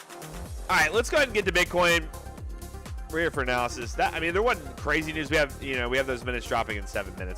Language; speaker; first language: English; native; English